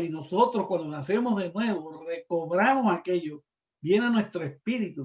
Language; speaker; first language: Spanish; native; Spanish